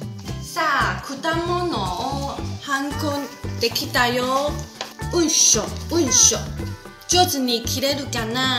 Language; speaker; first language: Japanese; non-native, fluent; Chinese